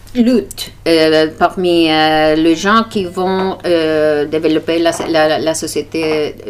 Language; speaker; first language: French; non-native, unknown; Spanish